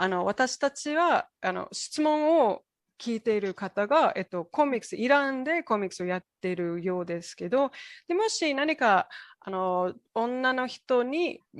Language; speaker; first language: Japanese; non-native, fluent; English